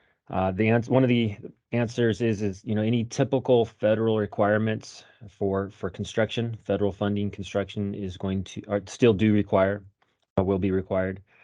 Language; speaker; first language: English; native; English